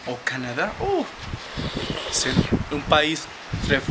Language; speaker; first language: French; non-native, learner; Spanish